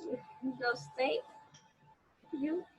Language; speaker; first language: English; non-native, learner; Spanish